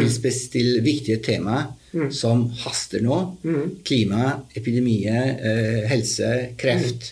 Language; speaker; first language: Norwegian; non-native, fluent; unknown